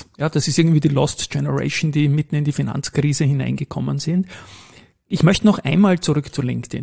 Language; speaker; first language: German; native; German